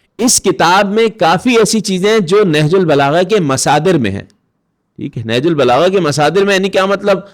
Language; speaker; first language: Urdu; native; Urdu